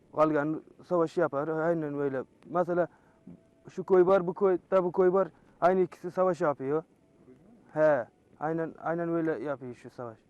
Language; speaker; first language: Turkish; non-native, learner; Persian